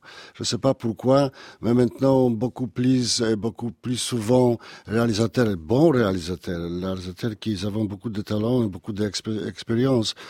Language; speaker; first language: French; non-native, learner; Polish